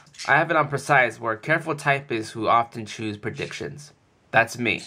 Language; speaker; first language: English; native; English